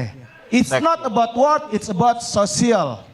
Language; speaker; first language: English; non-native, learner; Indonesian